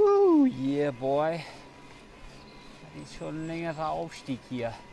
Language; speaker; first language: German; native; German